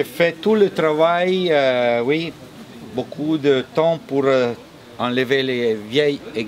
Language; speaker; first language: French; non-native, fluent; Italian